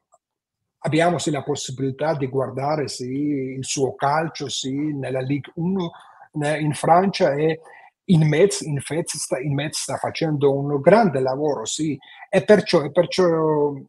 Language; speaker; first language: Italian; non-native, fluent; Georgian